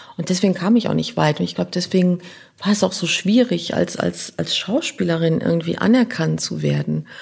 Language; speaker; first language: German; non-native, local second language; French